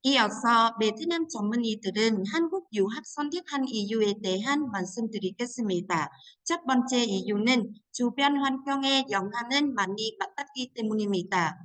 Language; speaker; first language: Korean; non-native, fluent; Vietnamese